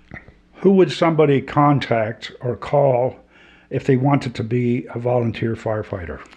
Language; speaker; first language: English; native; English